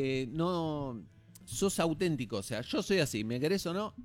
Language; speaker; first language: Spanish; native; Spanish